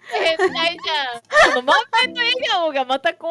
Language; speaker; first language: Japanese; native; Japanese